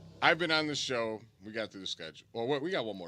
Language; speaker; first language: English; native; English